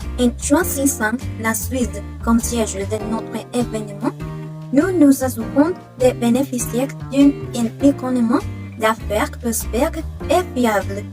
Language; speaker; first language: French; non-native, learner; Spanish